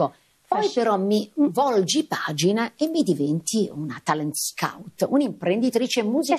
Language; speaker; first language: Italian; native; Italian